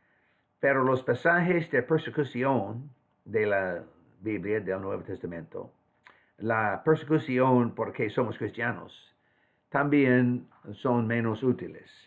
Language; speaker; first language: Spanish; non-native, fluent; English